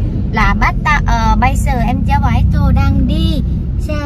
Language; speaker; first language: Vietnamese; non-native, learner; Thai